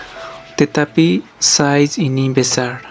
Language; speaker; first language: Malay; non-native, learner; Nepali